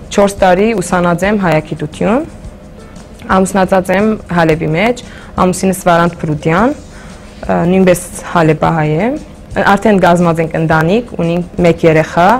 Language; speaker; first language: Armenian; early bilingual, heritage; Armenian